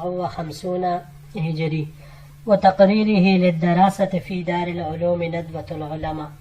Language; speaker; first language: Arabic; non-native, fluent; Urdu